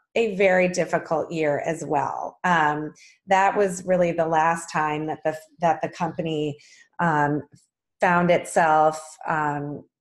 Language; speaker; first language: English; native; English